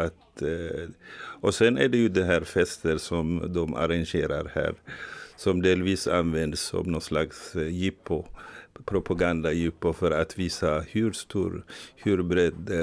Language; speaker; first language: Swedish; non-native, fluent; Tigrinya